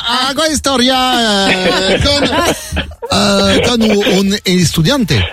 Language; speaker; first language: Spanish; non-native, fluent; French